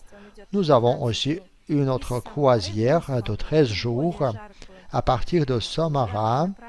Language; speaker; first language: French; non-native, fluent; Russian